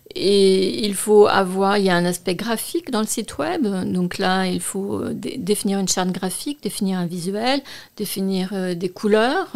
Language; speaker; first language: French; native; French